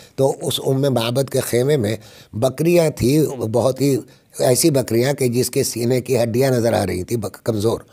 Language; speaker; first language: Urdu; native; Urdu